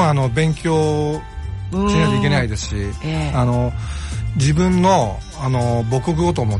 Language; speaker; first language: Japanese; native; Japanese